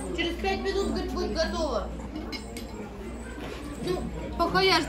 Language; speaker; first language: Russian; native; Russian